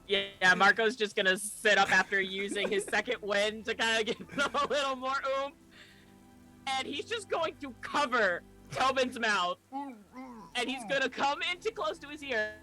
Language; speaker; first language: English; native; English